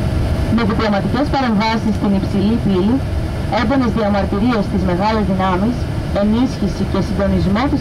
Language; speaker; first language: Greek; native; Greek